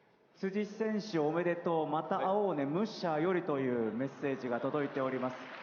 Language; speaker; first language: Japanese; native; Japanese